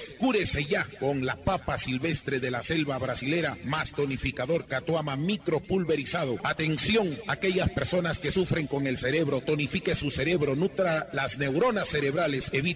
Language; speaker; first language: Spanish; native; Spanish